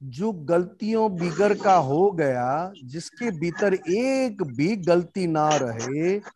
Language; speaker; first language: Hindi; non-native, local second language; Gujarati